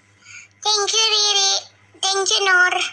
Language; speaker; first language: English; non-native, learner; Indonesian